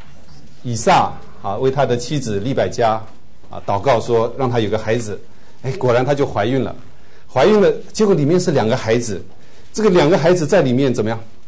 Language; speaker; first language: Chinese; native; Chinese